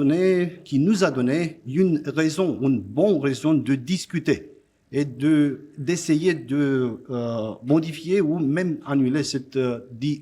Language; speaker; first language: French; non-native, fluent; Romanian